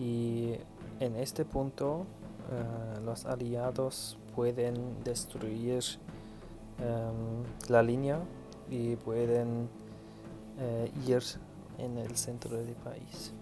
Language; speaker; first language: Spanish; non-native, learner; German